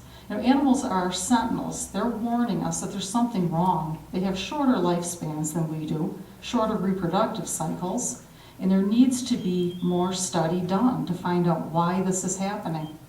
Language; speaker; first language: English; native; English